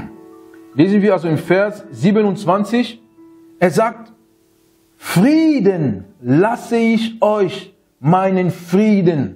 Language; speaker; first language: German; non-native, fluent; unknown